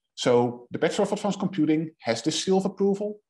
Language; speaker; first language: English; non-native, fluent; Dutch